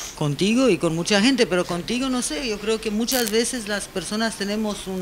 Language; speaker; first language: Spanish; non-native, fluent; Romanian